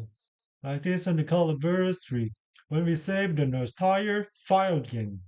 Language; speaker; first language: English; non-native, learner; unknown